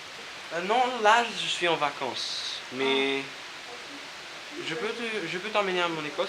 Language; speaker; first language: French; non-native, local second language; Seselwa Creole French